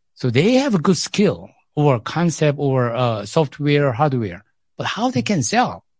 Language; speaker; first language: English; non-native, fluent; Korean